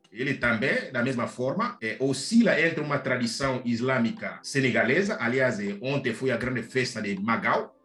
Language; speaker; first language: Portuguese; non-native, fluent; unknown